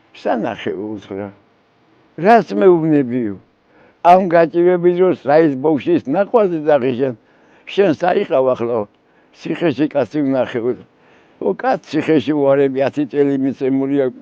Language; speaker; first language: Georgian; native; Georgian